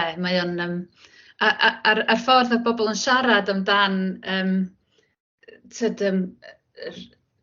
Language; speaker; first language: Welsh; native; Welsh